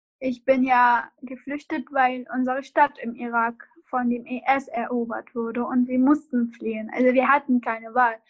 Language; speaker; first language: German; non-native, fluent; Arabic